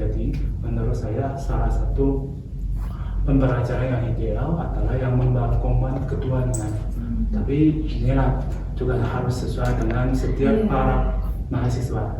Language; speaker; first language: Indonesian; non-native, fluent; Chinese